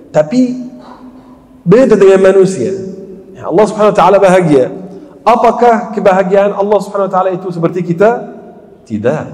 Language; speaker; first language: Indonesian; non-native, fluent; Arabic